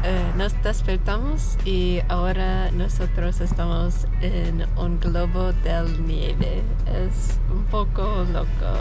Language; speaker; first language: Spanish; non-native, learner; English